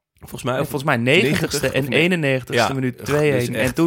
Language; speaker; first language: Dutch; native; Dutch